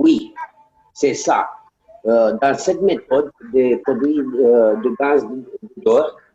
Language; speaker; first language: French; non-native, learner; Romanian